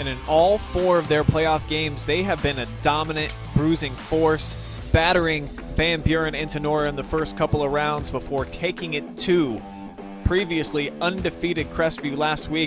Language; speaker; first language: English; native; English